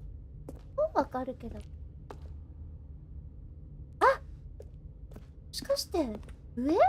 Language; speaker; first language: Japanese; non-native, fluent; English